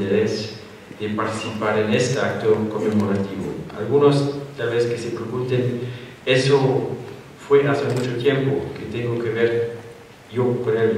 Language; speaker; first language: Spanish; non-native, fluent; German